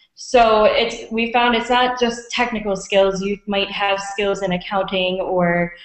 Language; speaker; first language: English; native; English